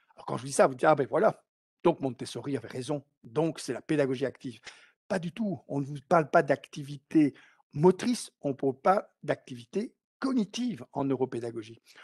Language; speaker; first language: French; native; French